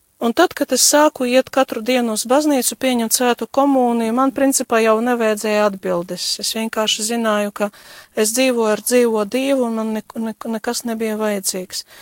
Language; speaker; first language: Latvian; non-native, local second language; Russian